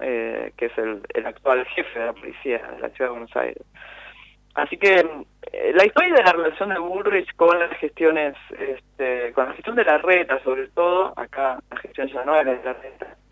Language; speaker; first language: Spanish; native; Spanish